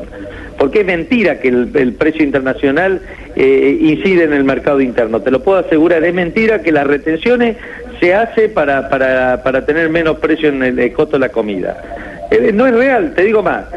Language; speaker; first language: Spanish; native; Spanish